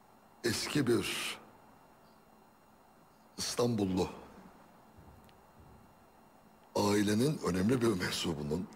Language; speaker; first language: Turkish; native; Turkish